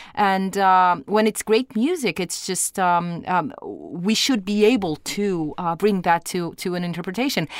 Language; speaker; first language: English; non-native, fluent; Portuguese